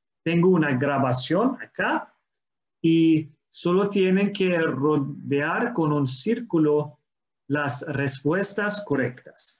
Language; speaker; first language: Spanish; non-native, fluent; English